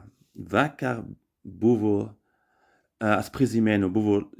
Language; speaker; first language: Lithuanian; non-native, learner; German